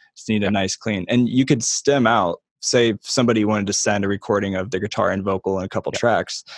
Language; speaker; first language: English; native; English